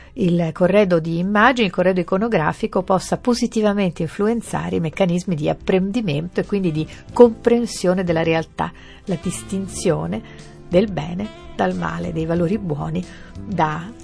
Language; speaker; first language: Italian; native; Italian